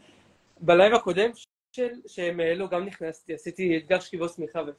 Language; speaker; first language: Hebrew; native; Hebrew